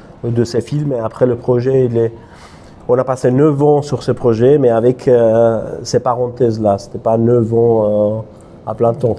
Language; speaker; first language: French; non-native, fluent; Spanish